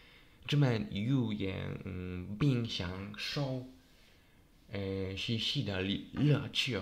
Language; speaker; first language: Chinese; non-native, learner; Polish